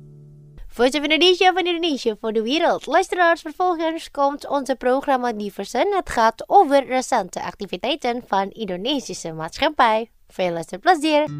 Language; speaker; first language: Dutch; non-native, fluent; Indonesian